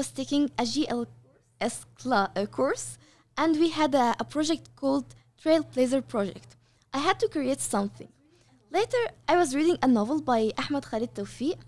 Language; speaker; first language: English; non-native, fluent; Arabic